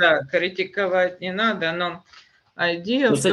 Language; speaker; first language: Russian; native; Russian